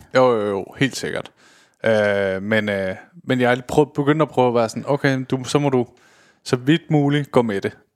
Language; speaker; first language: Danish; native; Danish